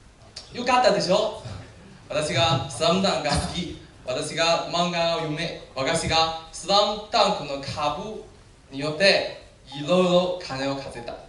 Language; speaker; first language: Japanese; non-native, learner; Chinese